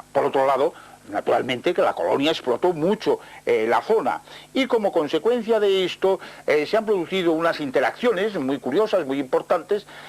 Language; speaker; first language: Spanish; native; Spanish